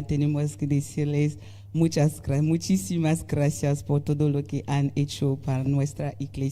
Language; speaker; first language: Spanish; non-native, learner; French